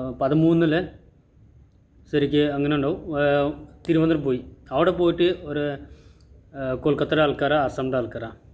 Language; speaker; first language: Malayalam; non-native, learner; Assamese